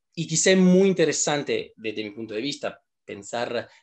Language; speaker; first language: Spanish; non-native, fluent; Italian